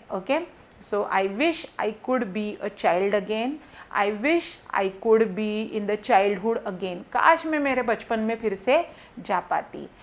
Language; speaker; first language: Hindi; non-native, local second language; Marathi